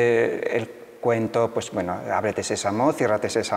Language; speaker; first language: Spanish; native; Spanish